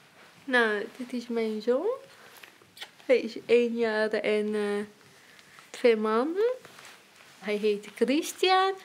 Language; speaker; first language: Dutch; non-native, learner; Arabic